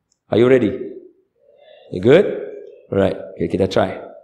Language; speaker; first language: English; non-native, local second language; Malay